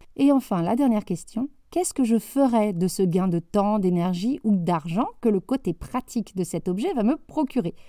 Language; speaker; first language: French; native; French